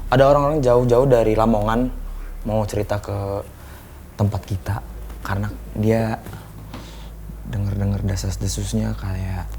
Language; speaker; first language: Indonesian; native; Indonesian